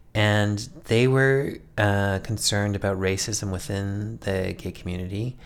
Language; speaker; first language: English; native; English